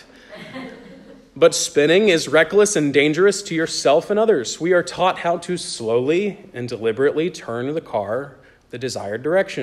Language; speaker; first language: English; native; English